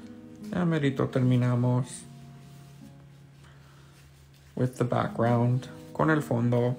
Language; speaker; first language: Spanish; early bilingual, heritage; Spanish